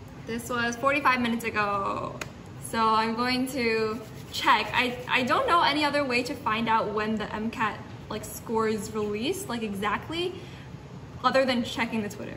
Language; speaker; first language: English; early bilingual, other home language; Chinese